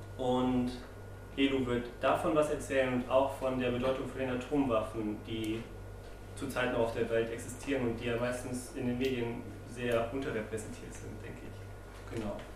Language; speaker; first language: German; native; German